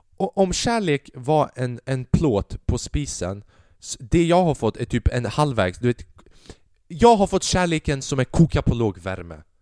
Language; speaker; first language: Swedish; early bilingual, other home language; Albanian